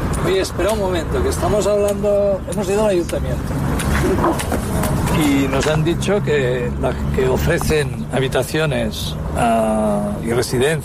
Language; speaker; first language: Spanish; native; Spanish